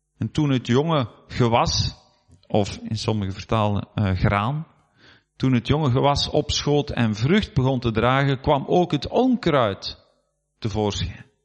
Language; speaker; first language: Dutch; native; Dutch